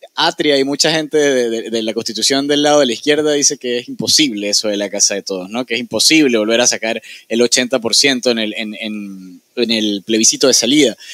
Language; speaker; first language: Spanish; native; Spanish